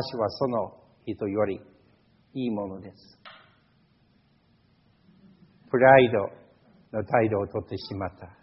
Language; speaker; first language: Japanese; non-native, fluent; English